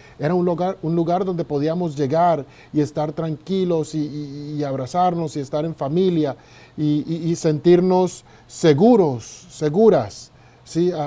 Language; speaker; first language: Spanish; native; Spanish